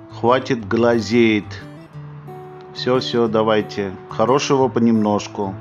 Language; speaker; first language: Russian; non-native, fluent; Hindi